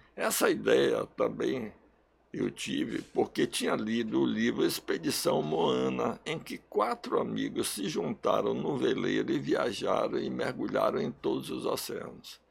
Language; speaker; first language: Portuguese; early bilingual, other home language; Russian